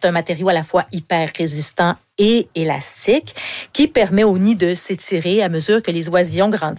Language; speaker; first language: French; native; French